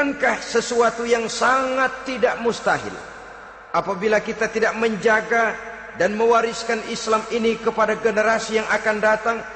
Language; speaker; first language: Indonesian; native; Indonesian